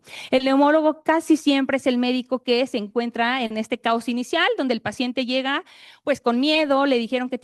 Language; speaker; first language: Spanish; native; Spanish